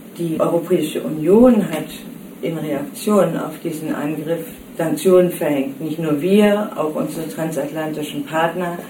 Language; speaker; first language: German; native; German